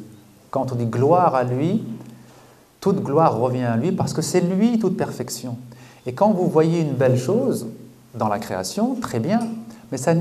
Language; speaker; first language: French; native; French